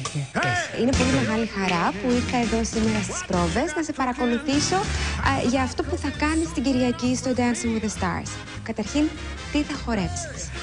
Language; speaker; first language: Greek; native; Greek